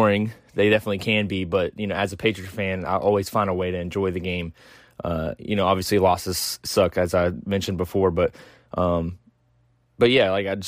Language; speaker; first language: English; native; English